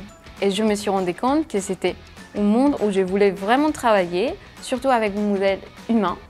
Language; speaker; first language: French; non-native, fluent; Spanish